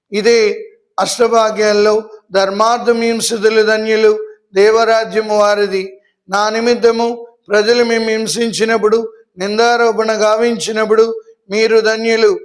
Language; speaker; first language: Telugu; native; Telugu